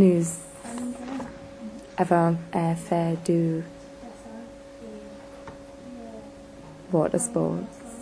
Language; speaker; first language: French; non-native, learner; English